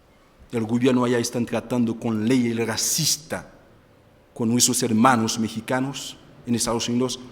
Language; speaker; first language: Spanish; non-native, fluent; Haitian Creole